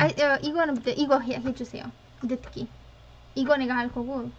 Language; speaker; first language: Korean; non-native, fluent; Romanian